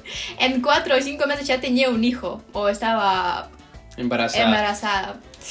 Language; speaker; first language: Spanish; non-native, fluent; Ukrainian